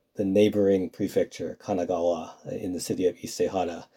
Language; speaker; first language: English; native; English